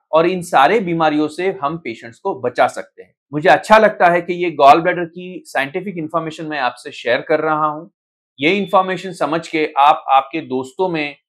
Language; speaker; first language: Hindi; non-native, local second language; Marathi